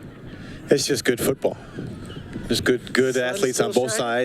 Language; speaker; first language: English; native; English